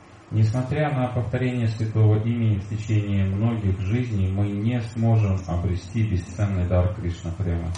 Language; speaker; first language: Russian; native; Russian